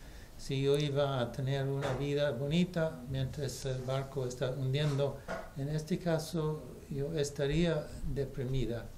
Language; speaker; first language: Spanish; non-native, fluent; English